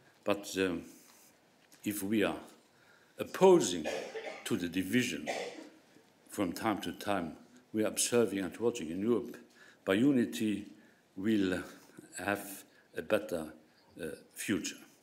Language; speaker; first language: English; non-native, fluent; Luxembourgish